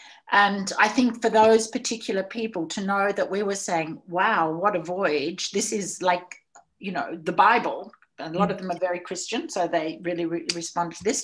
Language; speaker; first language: English; native; English